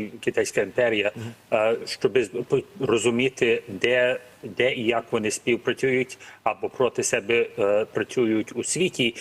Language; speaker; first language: Ukrainian; early bilingual, heritage; Ukrainian